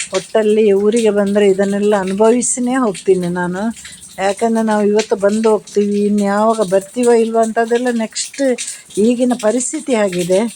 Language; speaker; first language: Kannada; native; Kannada